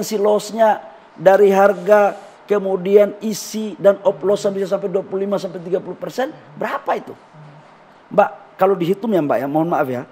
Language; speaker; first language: Indonesian; native; Indonesian